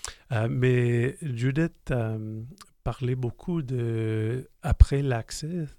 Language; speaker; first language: French; non-native, fluent; English